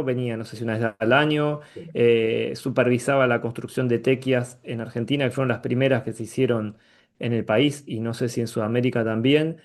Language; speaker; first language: Spanish; native; Spanish